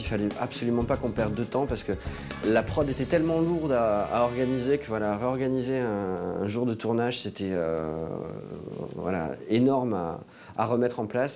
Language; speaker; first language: French; native; French